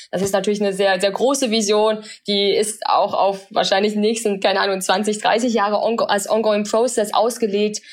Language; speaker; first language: German; early bilingual, other home language; Chinese